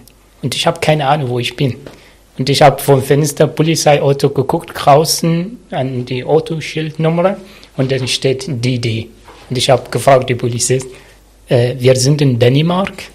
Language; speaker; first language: German; non-native, learner; Arabic